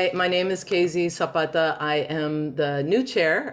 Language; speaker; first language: English; native; English